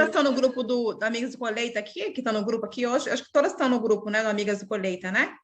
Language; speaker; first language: Portuguese; native; Portuguese